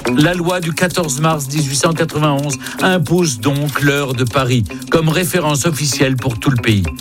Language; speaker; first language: French; native; French